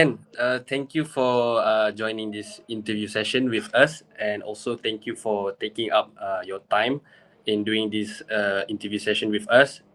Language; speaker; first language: English; non-native, local second language; Malay